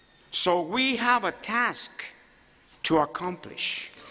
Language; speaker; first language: English; non-native, fluent; Spanish